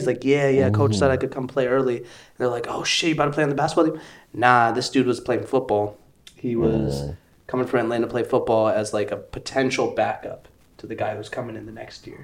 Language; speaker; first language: English; native; English